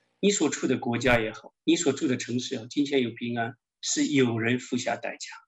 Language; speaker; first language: Chinese; native; Chinese